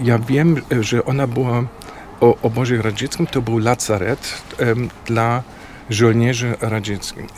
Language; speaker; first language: Polish; non-native, fluent; German